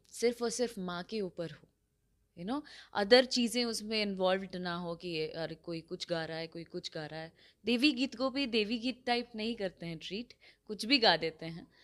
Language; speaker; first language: Hindi; native; Hindi